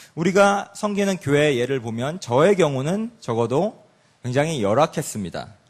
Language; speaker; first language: Korean; early bilingual, other home language; English